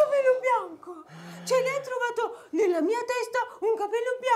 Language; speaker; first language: Italian; native; Italian